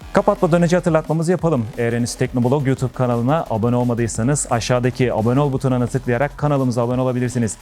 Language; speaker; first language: Turkish; native; Turkish